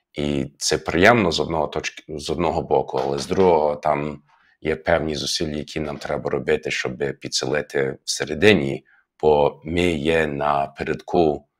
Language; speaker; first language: Ukrainian; non-native, fluent; English